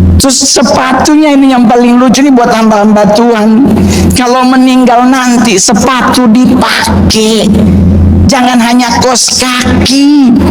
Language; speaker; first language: Indonesian; native; Indonesian